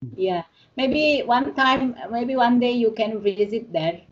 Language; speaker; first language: English; non-native, learner; Indonesian